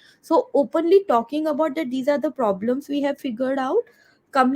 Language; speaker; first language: English; non-native, local second language; Hindi